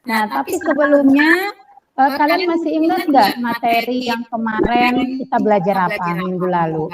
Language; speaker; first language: Indonesian; native; Indonesian